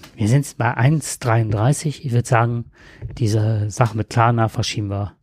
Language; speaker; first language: German; native; German